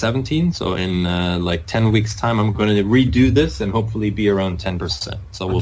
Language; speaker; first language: English; non-native, fluent; German